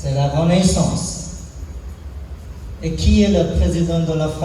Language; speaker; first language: French; non-native, learner; Sinhala